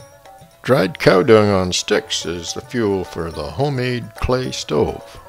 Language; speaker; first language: English; native; English